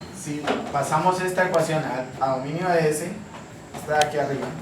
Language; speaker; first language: Spanish; native; Spanish